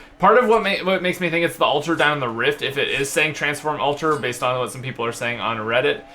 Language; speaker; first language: English; native; English